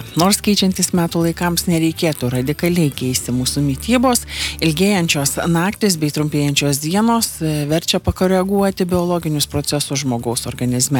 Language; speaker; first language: Lithuanian; native; Lithuanian